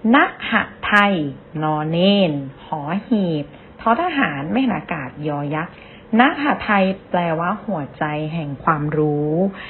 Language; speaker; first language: Thai; native; Thai